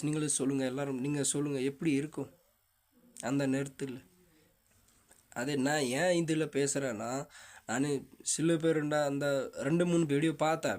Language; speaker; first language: Tamil; non-native, fluent; Nepali